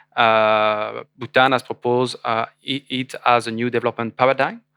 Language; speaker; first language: English; non-native, fluent; French